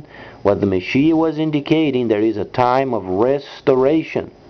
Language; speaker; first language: English; non-native, fluent; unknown